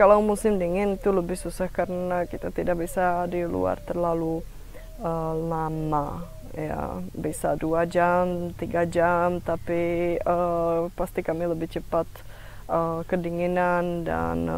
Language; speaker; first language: Indonesian; non-native, fluent; Czech